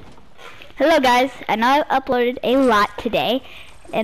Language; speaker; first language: English; native; English